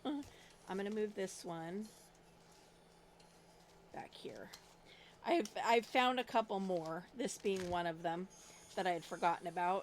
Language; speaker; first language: English; native; English